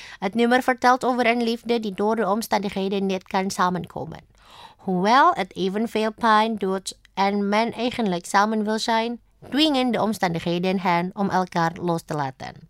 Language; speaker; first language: Dutch; non-native, fluent; Indonesian